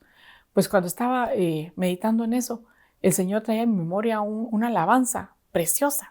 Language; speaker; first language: Spanish; native; Spanish